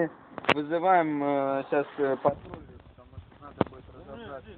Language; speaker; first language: Russian; non-native, learner; Estonian